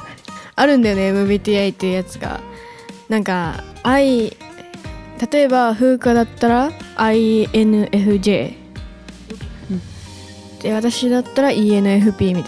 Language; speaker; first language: Japanese; native; Japanese